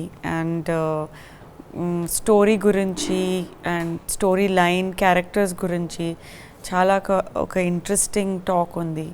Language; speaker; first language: Telugu; non-native, learner; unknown